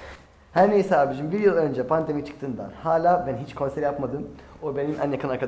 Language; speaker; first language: Turkish; non-native, fluent; Arabic